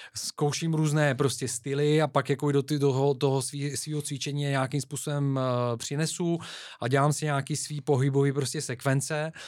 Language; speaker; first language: Czech; non-native, fluent; Bulgarian